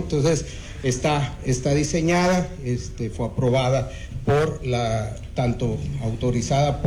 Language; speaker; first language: Spanish; native; Spanish